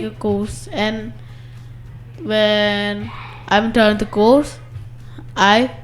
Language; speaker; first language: English; non-native, learner; Indonesian